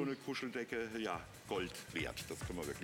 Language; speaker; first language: German; native; German